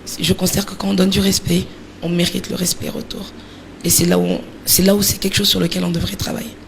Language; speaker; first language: French; native; French